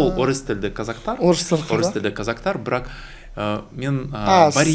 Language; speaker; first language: Kazakh; non-native, learner; Russian